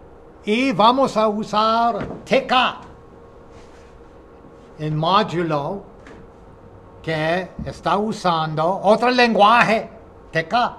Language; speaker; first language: Spanish; non-native, fluent; English